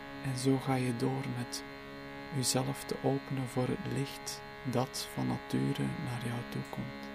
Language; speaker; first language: Dutch; native; Dutch